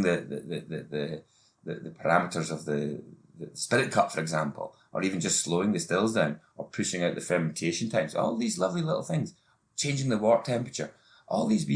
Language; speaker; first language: English; native; English